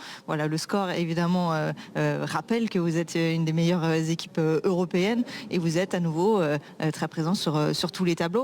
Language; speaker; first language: French; native; French